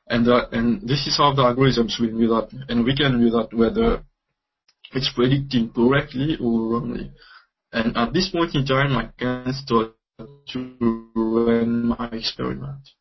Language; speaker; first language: English; non-native, local second language; Morisyen